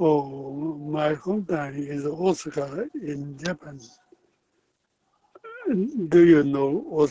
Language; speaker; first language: English; non-native, learner; Japanese